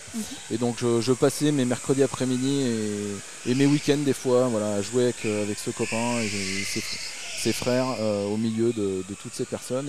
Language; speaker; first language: French; native; French